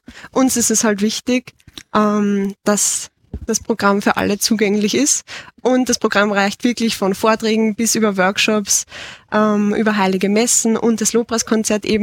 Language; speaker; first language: German; native; German